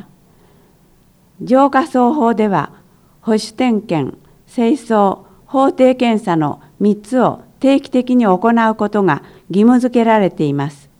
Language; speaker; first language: Japanese; native; Japanese